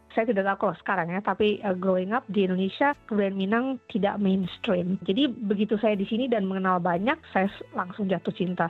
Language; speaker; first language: Indonesian; native; Indonesian